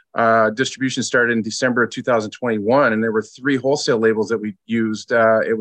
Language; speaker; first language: English; native; English